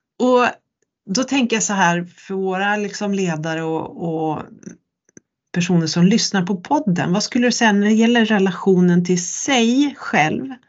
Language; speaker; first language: Swedish; native; Swedish